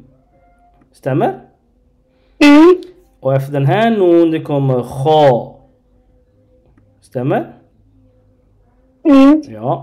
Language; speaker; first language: Swedish; non-native, learner; Arabic